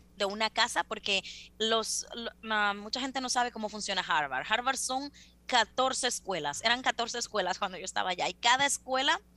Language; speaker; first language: Spanish; native; Spanish